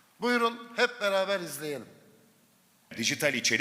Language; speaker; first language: Turkish; native; Turkish